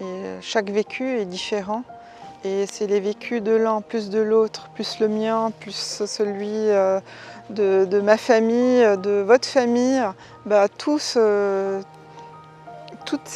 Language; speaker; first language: French; native; French